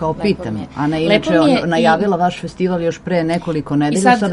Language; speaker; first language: Serbian; native; Serbian